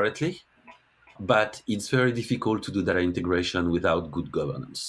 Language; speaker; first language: English; non-native, fluent; French